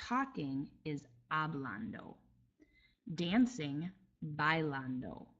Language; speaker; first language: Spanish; non-native, fluent; English